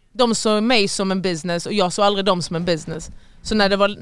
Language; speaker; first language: Swedish; native; Swedish